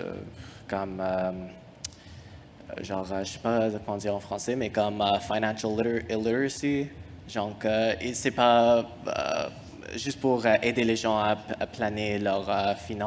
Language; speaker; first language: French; non-native, fluent; English